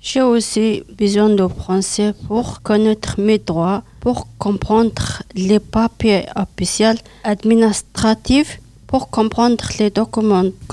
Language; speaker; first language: French; non-native, learner; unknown